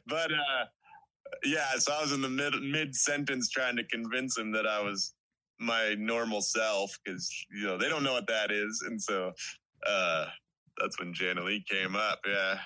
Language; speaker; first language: English; native; English